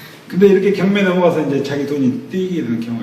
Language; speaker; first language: Korean; native; Korean